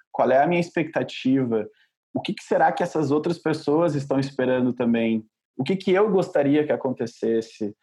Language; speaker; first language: Portuguese; native; Portuguese